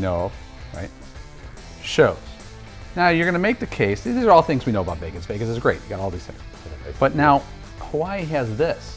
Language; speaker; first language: English; native; English